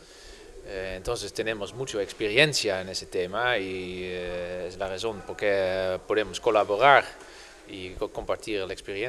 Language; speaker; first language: Spanish; non-native, fluent; Dutch